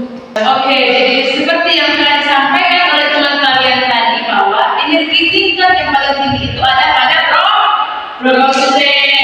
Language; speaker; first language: Indonesian; native; Indonesian